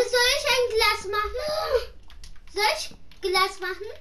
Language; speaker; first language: German; non-native, learner; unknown